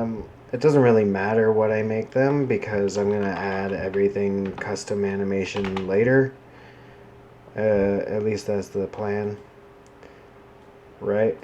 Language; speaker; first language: English; native; English